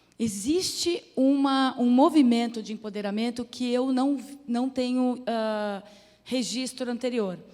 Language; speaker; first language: Portuguese; native; Portuguese